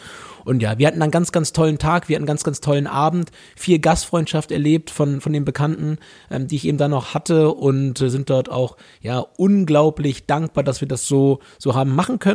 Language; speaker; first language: German; native; German